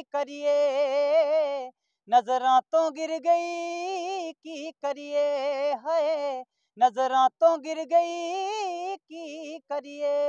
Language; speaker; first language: Hindi; native; Hindi